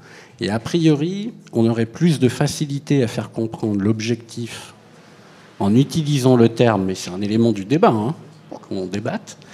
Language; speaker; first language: French; native; French